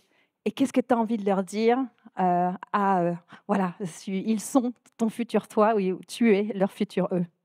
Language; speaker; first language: French; native; French